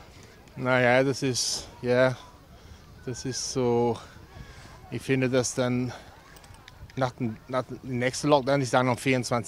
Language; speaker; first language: German; non-native, fluent; English